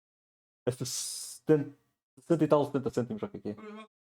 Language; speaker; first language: Portuguese; native; Portuguese